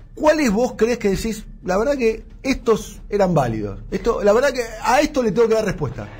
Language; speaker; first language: Spanish; native; Spanish